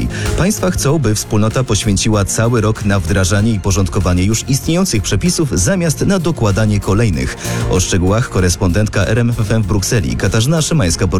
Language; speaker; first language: Polish; native; Polish